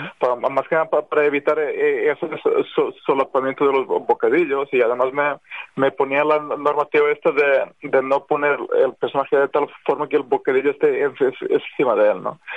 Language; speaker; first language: Spanish; non-native, fluent; Serbian